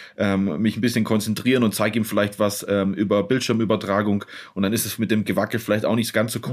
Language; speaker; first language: German; native; German